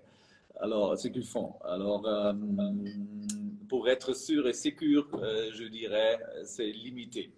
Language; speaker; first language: French; non-native, fluent; German